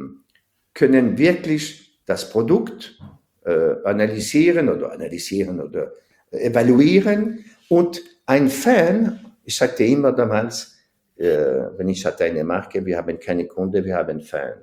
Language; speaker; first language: German; non-native, fluent; French